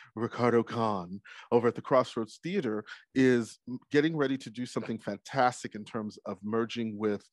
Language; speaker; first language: English; native; English